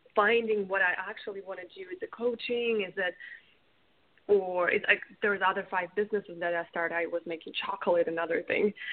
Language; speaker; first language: English; non-native, fluent; Russian